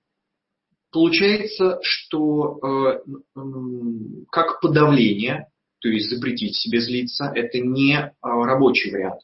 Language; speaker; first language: Russian; native; Russian